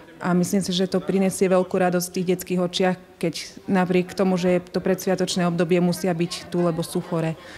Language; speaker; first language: Slovak; native; Slovak